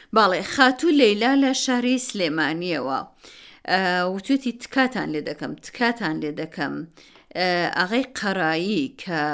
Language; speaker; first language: Central Kurdish; native; Central Kurdish